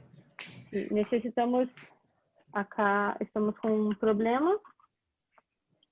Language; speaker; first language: Spanish; non-native, learner; Portuguese